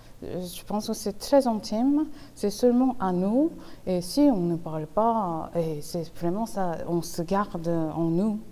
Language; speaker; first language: French; non-native, fluent; Korean